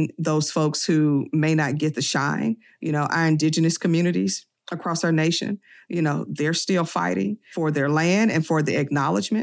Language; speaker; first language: English; native; English